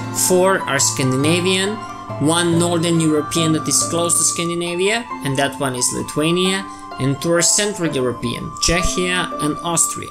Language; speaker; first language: English; non-native, fluent; Serbian